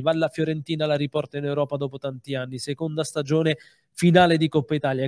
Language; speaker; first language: Italian; native; Italian